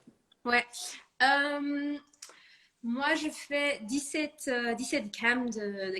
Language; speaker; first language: French; non-native, fluent; Dutch